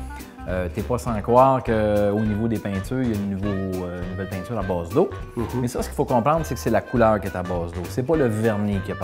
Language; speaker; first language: French; native; French